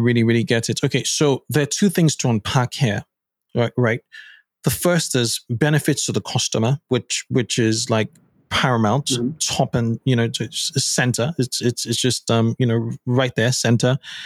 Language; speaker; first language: English; non-native, local second language; Yoruba